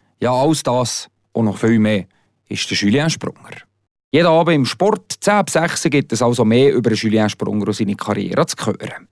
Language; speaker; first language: German; native; German